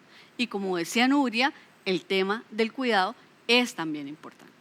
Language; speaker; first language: Spanish; native; Spanish